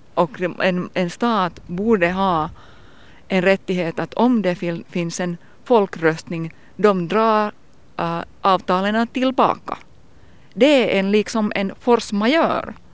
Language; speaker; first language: Swedish; non-native, local second language; Finnish